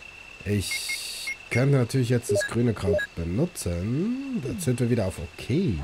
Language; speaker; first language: German; native; German